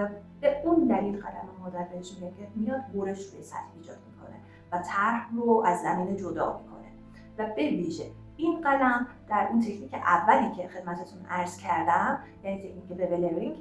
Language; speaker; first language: Persian; native; Persian